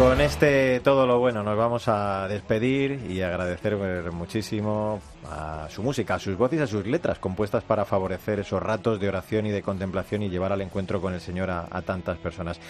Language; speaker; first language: Spanish; native; Spanish